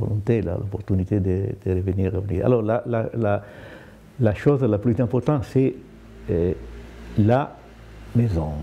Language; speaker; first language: French; non-native, fluent; Italian